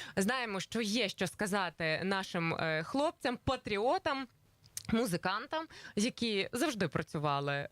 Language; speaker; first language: Ukrainian; native; Ukrainian